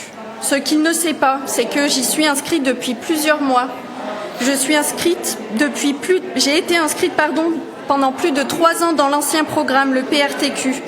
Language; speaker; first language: French; native; French